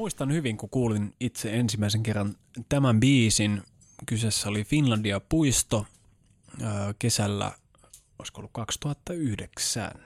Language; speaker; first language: Finnish; native; Finnish